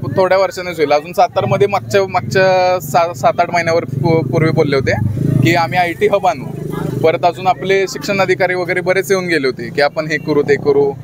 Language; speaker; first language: Marathi; native; Marathi